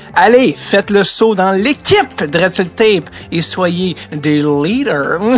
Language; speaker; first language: French; native; French